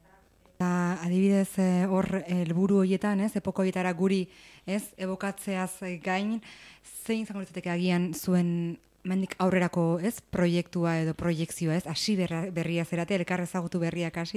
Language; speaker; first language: Basque; native; Basque